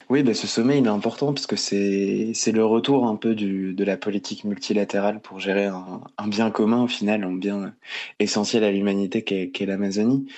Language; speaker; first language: French; native; French